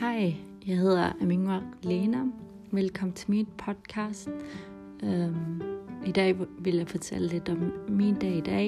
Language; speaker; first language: Danish; non-native, local second language; Kalaallisut